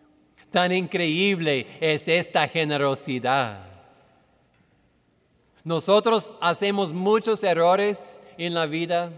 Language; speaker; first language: Spanish; non-native, fluent; English